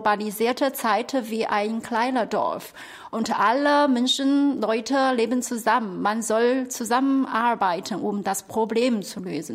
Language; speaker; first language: German; non-native, fluent; Chinese